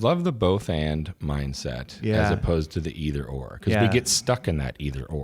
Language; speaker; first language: English; native; English